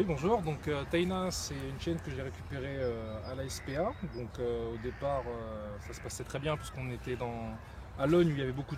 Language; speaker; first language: French; native; French